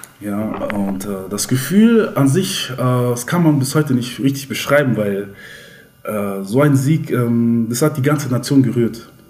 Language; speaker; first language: German; early bilingual, other home language; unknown